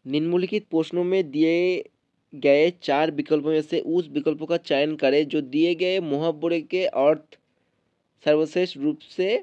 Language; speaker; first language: Hindi; non-native, local second language; Bangla